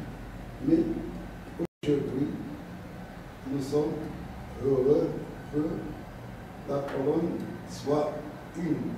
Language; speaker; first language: French; non-native, learner; Arabic